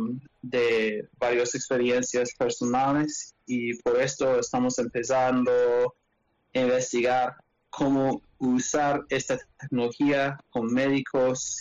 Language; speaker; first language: Spanish; non-native, learner; English